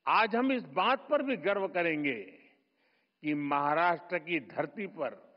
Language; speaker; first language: Hindi; non-native, local second language; Gujarati